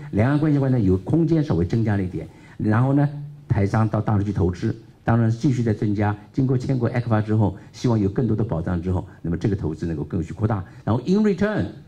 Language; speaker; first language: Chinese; native; Chinese